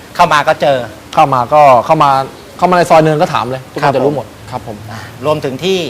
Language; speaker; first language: Thai; non-native, fluent; Spanish